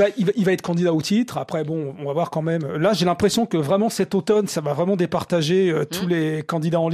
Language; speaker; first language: French; native; French